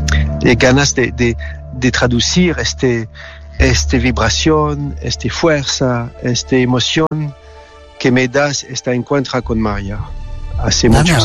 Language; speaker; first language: Spanish; non-native, learner; French